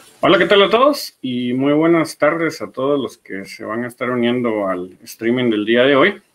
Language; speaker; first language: Spanish; native; Spanish